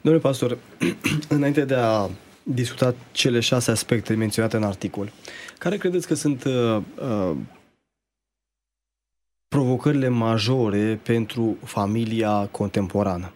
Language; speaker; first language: Romanian; native; Romanian